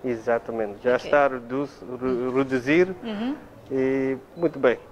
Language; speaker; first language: Portuguese; non-native, learner; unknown